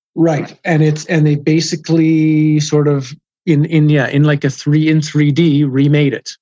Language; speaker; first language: English; native; English